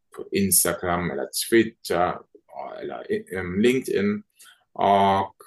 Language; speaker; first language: Swedish; non-native, fluent; German